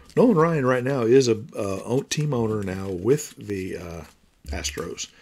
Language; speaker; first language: English; native; English